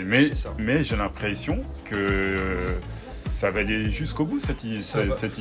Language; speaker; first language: French; native; French